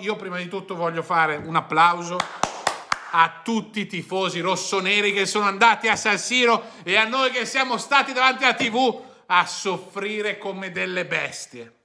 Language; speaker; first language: Italian; native; Italian